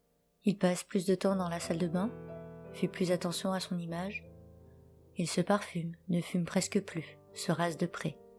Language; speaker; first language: French; native; French